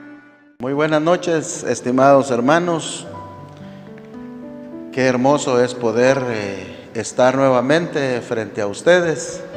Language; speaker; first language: Spanish; native; Spanish